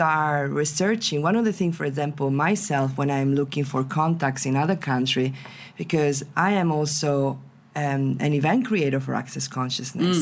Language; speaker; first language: English; non-native, fluent; Italian